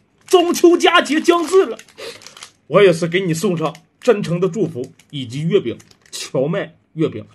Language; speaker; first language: Chinese; native; Chinese